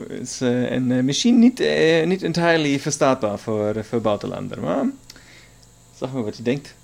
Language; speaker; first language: Dutch; non-native, learner; German